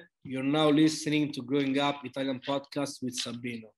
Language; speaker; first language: English; non-native, learner; Italian